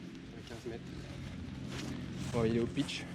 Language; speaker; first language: French; native; French